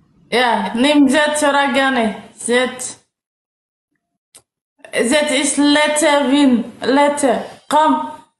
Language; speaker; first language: German; non-native, learner; Indonesian